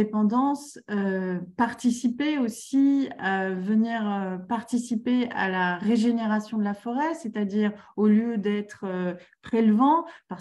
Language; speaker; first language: French; native; French